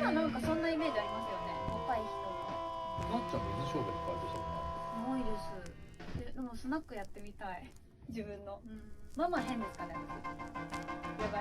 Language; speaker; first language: Japanese; native; Japanese